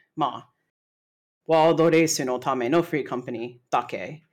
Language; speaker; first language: Japanese; non-native, fluent; English